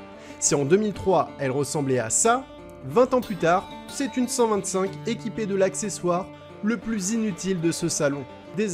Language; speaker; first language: French; native; French